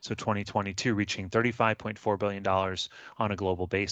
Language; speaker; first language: English; native; English